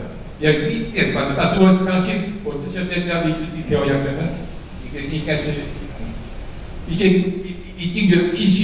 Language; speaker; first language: Chinese; early bilingual, heritage; Chinese